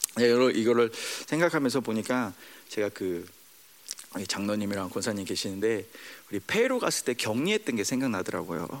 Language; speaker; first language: Korean; early bilingual, heritage; Korean